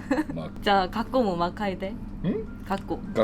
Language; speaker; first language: Japanese; non-native, learner; Korean